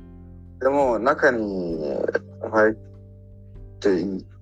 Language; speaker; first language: Japanese; non-native, learner; Arabic